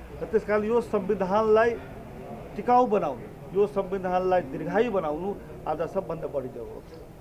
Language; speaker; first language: Nepali; non-native, local second language; Maithili